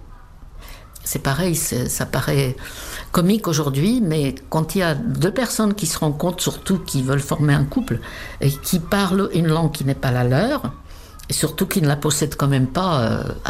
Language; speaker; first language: French; non-native, fluent; Czech